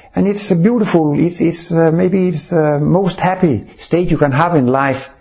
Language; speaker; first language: English; non-native, fluent; Danish